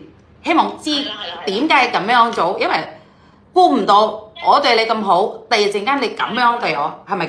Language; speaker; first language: Cantonese; non-native, fluent; Indonesian